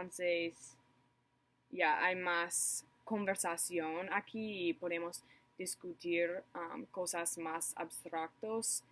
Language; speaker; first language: Spanish; non-native, learner; English